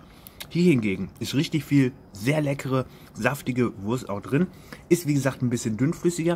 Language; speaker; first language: German; native; German